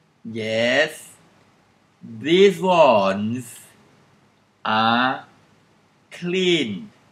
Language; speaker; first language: English; non-native, learner; Thai